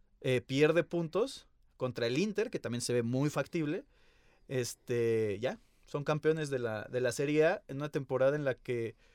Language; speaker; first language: Spanish; native; Spanish